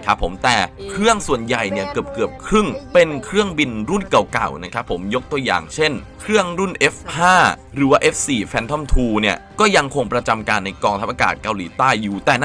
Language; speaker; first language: Thai; native; Thai